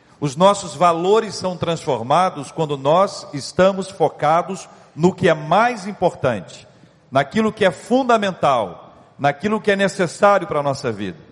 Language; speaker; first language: Portuguese; native; Portuguese